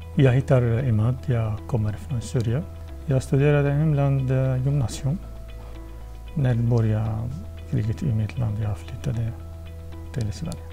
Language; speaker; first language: Swedish; non-native, learner; Arabic